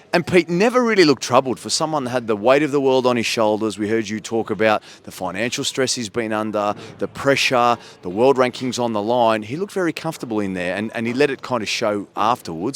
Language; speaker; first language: English; native; English